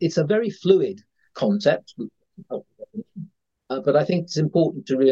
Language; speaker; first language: English; native; English